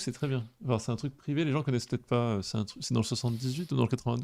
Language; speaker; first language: French; native; French